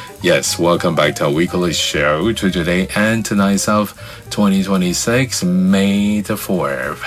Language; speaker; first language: English; non-native, fluent; Chinese